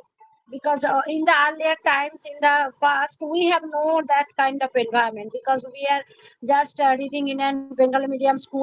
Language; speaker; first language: English; non-native, learner; Bangla